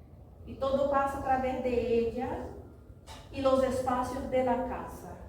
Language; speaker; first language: Spanish; non-native, fluent; Portuguese